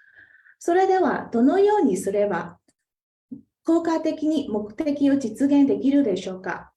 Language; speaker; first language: Japanese; non-native, fluent; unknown